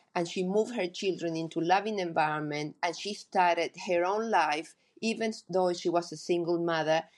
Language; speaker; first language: English; non-native, fluent; Spanish